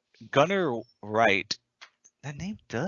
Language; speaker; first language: English; native; English